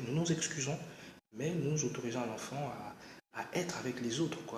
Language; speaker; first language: French; non-native, local second language; Lingala